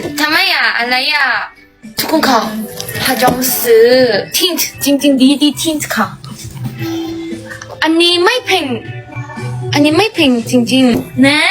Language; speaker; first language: Thai; non-native, learner; Korean